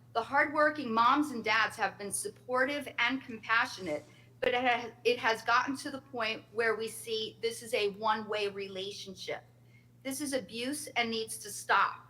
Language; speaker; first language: English; native; English